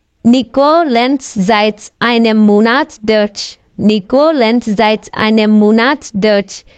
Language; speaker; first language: German; non-native, fluent; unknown